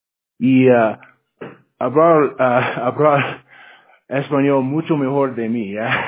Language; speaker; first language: Spanish; non-native, learner; English